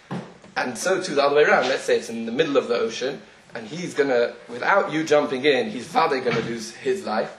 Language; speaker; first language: English; native; English